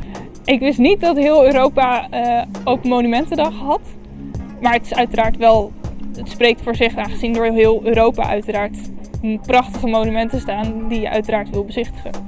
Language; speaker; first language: Dutch; native; Dutch